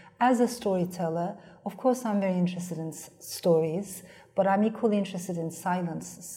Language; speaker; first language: English; non-native, fluent; Turkish